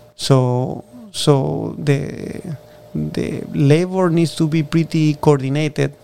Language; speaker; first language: English; non-native, fluent; Spanish